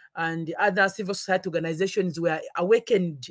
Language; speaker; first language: English; non-native, local second language; Ganda